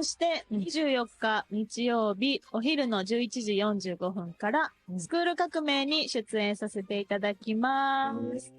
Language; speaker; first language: Japanese; native; Japanese